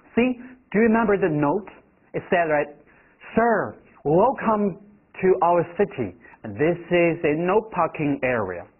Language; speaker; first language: English; non-native, fluent; Chinese